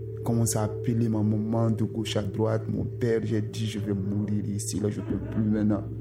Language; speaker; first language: French; non-native, local second language; Susu